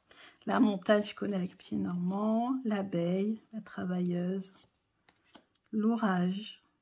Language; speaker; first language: French; native; French